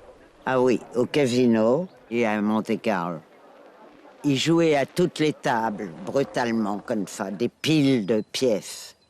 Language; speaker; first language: French; non-native, learner; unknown